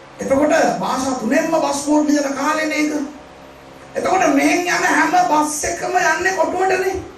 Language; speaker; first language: Sinhala; non-native, local second language; Tamil